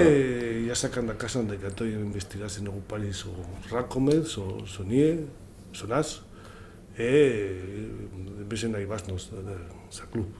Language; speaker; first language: Macedonian; non-native, learner; Spanish